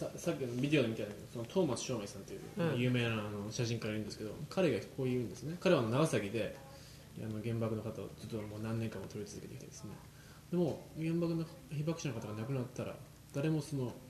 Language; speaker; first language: Japanese; native; Japanese